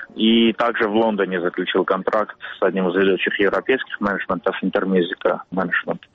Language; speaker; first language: Russian; non-native, local second language; Armenian